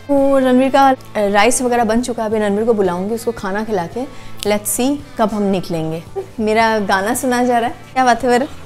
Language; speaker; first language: Hindi; non-native, local second language; Bangla